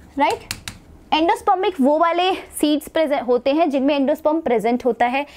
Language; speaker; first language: Hindi; native; Hindi